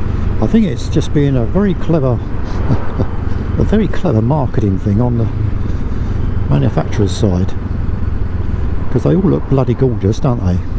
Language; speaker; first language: English; native; English